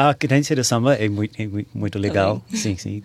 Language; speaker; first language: Portuguese; non-native, learner; English